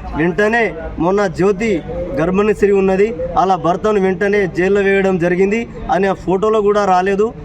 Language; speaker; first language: Telugu; non-native, local second language; Lambadi